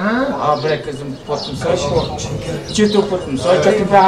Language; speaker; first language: Albanian; early bilingual, heritage; Turkish